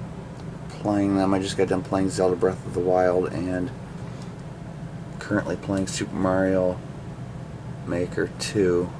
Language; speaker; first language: English; native; English